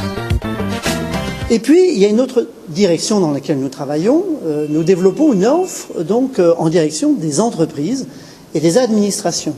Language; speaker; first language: French; native; French